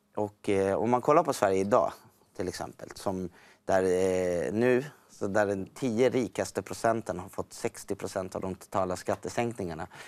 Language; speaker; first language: Swedish; native; Swedish